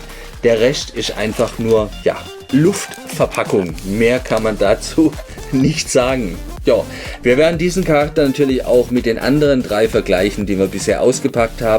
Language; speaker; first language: German; native; German